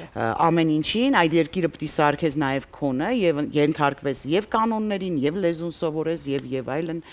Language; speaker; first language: Armenian; native; Armenian